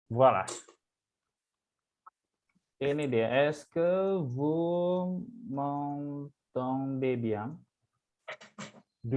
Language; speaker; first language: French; non-native, fluent; Indonesian